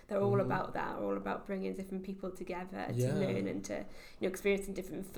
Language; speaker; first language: English; native; English